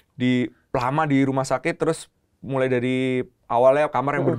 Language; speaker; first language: Indonesian; native; Indonesian